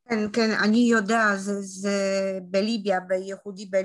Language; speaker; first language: Hebrew; non-native, learner; German